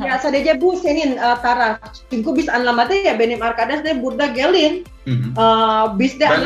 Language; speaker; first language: Turkish; non-native, learner; Indonesian